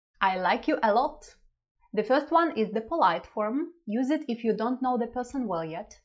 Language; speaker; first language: English; non-native, fluent; Russian